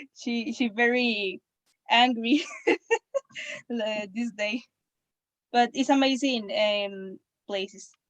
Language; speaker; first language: English; non-native, learner; Spanish